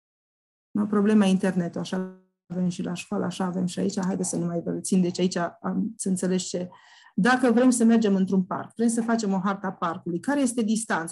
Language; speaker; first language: Romanian; native; Romanian